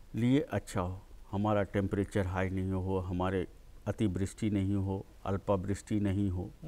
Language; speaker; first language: Hindi; native; Hindi